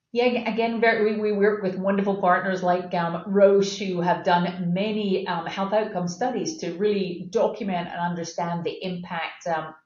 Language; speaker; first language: English; native; English